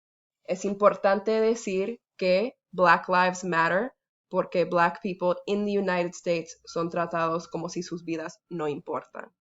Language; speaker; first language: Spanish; early bilingual, heritage; Spanish